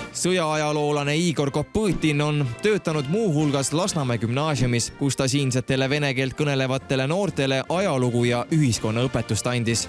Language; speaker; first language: Estonian; native; Estonian